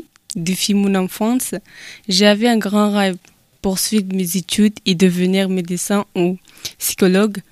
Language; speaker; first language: French; non-native, learner; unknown